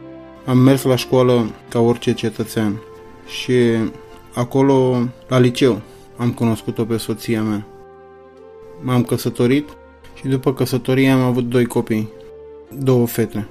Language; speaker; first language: Romanian; native; Romanian